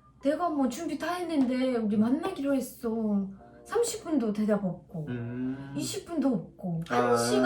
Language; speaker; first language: Korean; non-native, learner; Russian